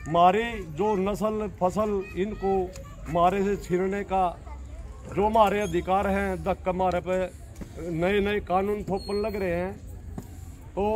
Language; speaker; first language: Hindi; native; Hindi